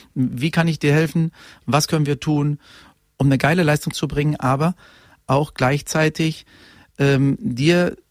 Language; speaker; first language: German; native; German